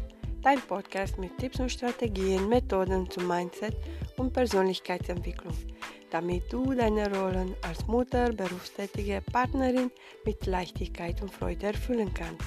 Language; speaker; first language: German; non-native, fluent; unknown